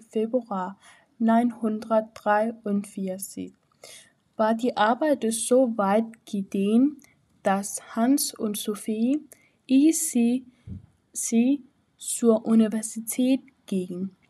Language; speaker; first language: German; non-native, learner; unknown